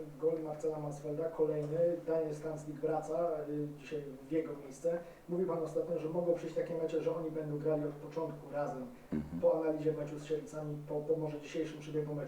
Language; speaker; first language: Polish; native; Polish